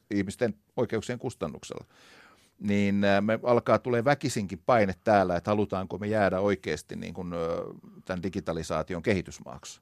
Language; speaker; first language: Finnish; native; Finnish